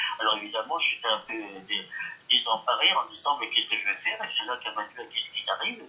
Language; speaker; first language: French; early bilingual, other home language; Yiddish